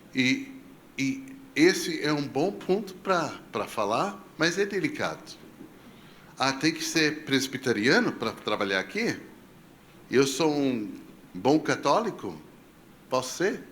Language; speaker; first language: Portuguese; non-native, fluent; English